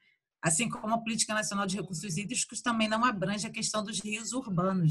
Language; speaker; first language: Portuguese; native; Portuguese